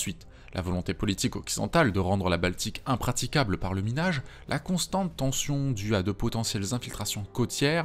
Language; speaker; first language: French; native; French